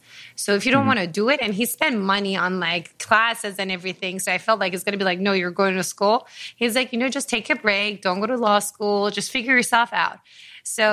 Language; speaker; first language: English; non-native, fluent; Persian